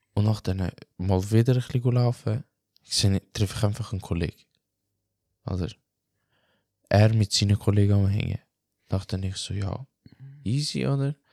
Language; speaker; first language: German; early bilingual, other home language; Albanian